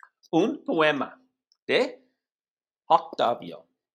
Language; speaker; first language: Spanish; non-native, learner; English